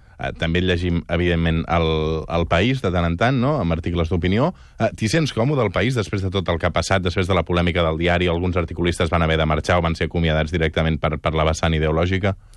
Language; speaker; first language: Catalan; native; Catalan